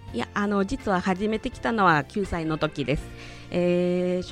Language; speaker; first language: Japanese; non-native, fluent; Spanish